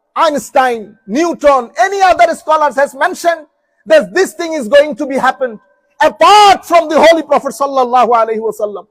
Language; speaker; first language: English; non-native, local second language; Bangla